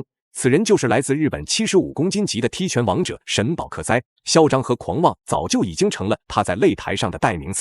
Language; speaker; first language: Chinese; native; Chinese